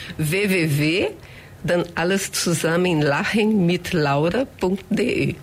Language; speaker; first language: German; non-native, fluent; Portuguese